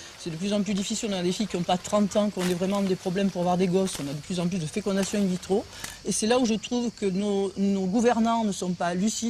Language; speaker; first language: French; native; French